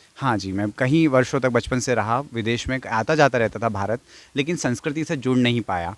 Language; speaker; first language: Hindi; non-native, fluent; English